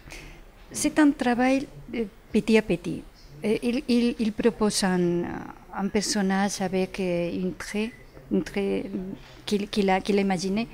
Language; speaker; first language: French; non-native, fluent; Spanish